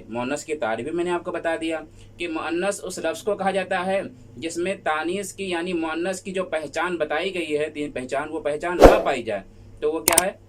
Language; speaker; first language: Urdu; native; Urdu